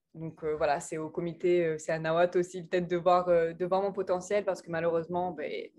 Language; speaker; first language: French; early bilingual, other home language; English